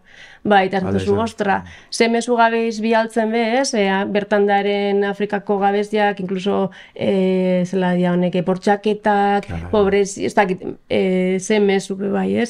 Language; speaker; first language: Basque; native; Basque